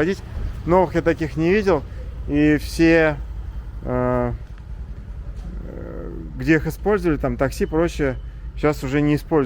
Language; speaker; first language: Russian; native; Russian